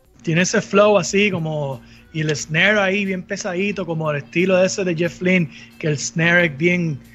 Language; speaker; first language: Spanish; native; Spanish